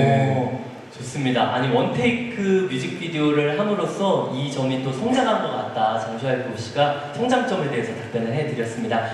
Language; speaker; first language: Korean; native; Korean